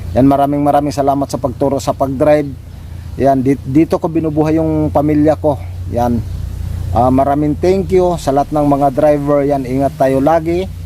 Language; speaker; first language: Filipino; non-native, local second language; Cebuano